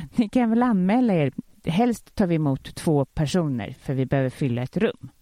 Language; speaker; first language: Swedish; native; Swedish